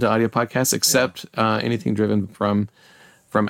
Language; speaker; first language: English; native; English